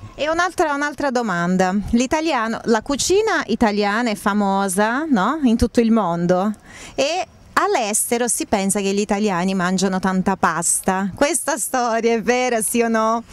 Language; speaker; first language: Italian; non-native, fluent; Portuguese